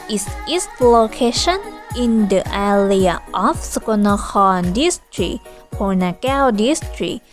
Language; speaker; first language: English; non-native, learner; Thai